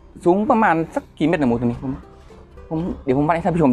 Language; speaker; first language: Thai; native; Thai